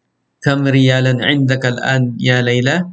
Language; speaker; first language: Arabic; non-native, fluent; Filipino